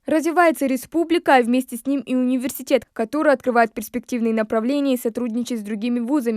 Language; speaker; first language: Russian; native; Russian